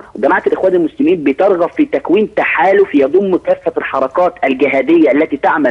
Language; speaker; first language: Arabic; native; Arabic